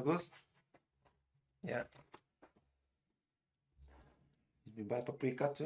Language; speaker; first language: English; non-native, learner; Thai